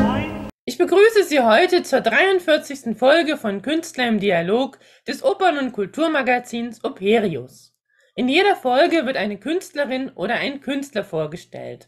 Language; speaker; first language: German; native; German